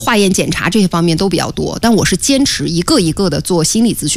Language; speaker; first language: Chinese; native; Chinese